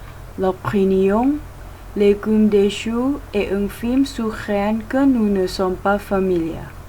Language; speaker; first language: French; non-native, learner; Thai